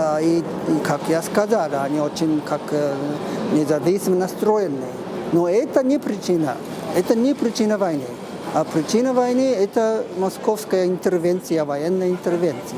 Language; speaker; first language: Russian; non-native, learner; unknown